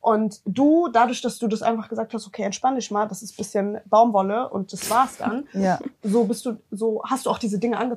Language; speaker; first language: German; early bilingual, other home language; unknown